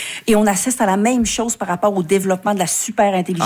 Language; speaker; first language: French; native; French